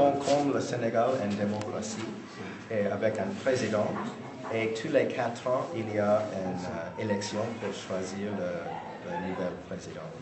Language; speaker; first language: French; non-native, fluent; English